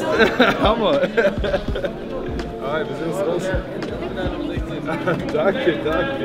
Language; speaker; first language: German; native; German